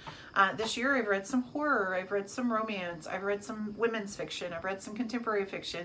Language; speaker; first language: English; native; English